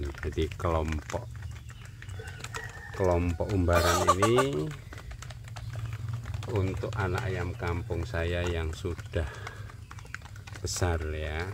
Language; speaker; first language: Indonesian; native; Indonesian